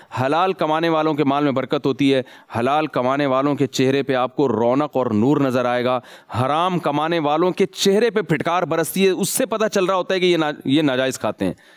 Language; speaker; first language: Urdu; native; Urdu